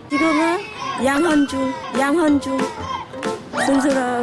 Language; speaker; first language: Korean; non-native, learner; Vietnamese